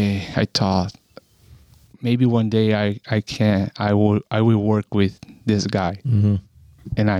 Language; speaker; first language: English; non-native, learner; Portuguese